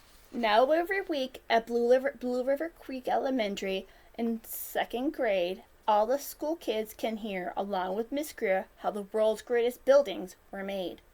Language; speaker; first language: English; native; English